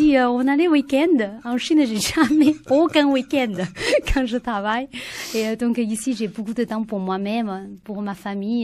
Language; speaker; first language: French; non-native, learner; Chinese